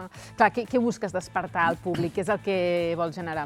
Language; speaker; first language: Catalan; native; Catalan